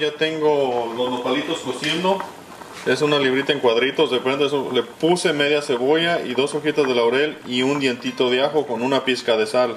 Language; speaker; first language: Spanish; native; Spanish